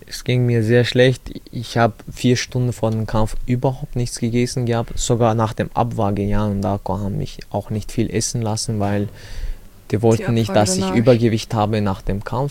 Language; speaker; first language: German; early bilingual, other home language; Chechen